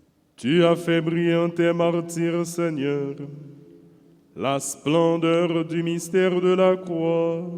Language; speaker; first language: French; non-native, local second language; Haitian Creole